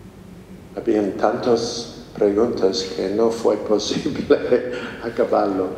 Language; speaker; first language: Spanish; non-native, fluent; English